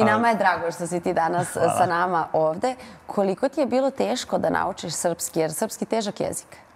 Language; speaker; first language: Bosnian; native; Bosnian